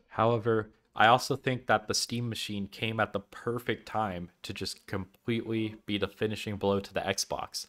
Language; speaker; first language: English; native; English